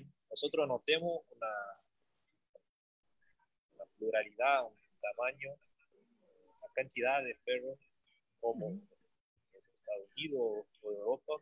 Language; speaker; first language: Spanish; non-native, learner; Portuguese